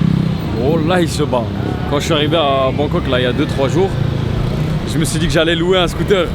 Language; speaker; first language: French; native; French